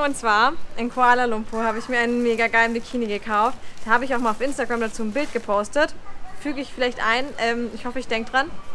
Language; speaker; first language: German; native; German